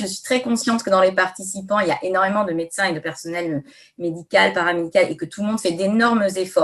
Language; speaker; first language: French; native; French